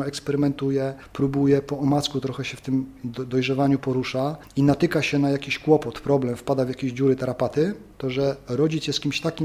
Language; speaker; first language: Polish; native; Polish